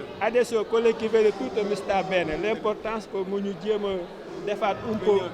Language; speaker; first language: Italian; non-native, learner; Wolof